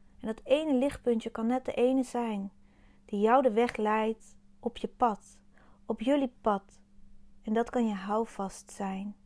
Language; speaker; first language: Dutch; native; Dutch